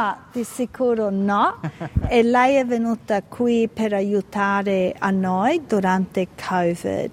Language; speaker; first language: Italian; early bilingual, heritage; Italian